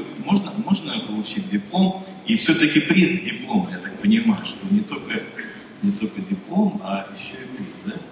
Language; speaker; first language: Russian; native; Russian